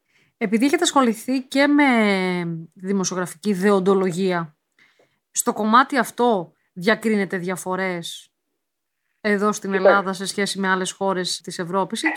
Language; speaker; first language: Greek; native; Greek